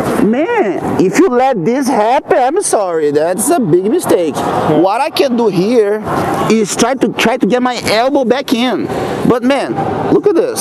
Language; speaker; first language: English; non-native, fluent; Portuguese